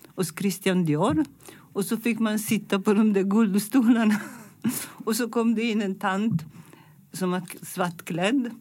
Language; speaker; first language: Swedish; non-native, fluent; Italian